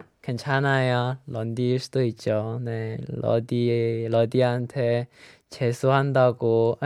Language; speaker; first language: Korean; non-native, fluent; Chinese